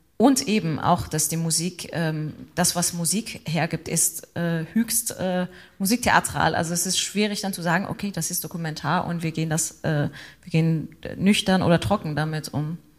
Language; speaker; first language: German; non-native, fluent; Persian